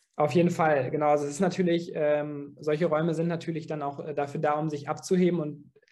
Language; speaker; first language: German; native; German